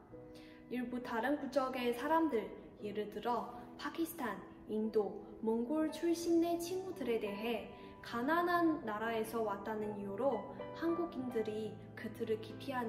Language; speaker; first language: Korean; non-native, fluent; Chinese